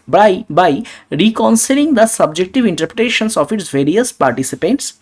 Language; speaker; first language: English; non-native, local second language; Bangla